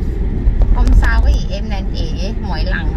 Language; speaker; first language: Vietnamese; non-native, learner; Thai